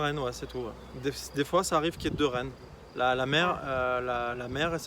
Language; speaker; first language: French; native; French